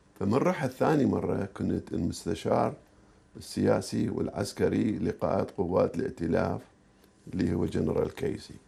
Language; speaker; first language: Arabic; native; Arabic